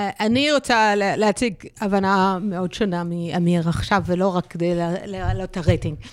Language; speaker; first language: Hebrew; non-native, local second language; Arabic